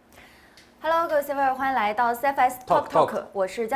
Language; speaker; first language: Chinese; native; Chinese